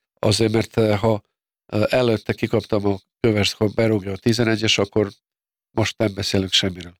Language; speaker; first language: Hungarian; non-native, fluent; Serbian